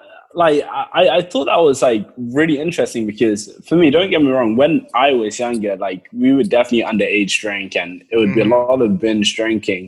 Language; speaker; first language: English; native; English